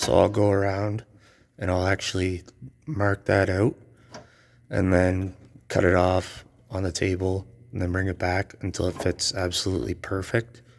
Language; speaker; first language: English; native; English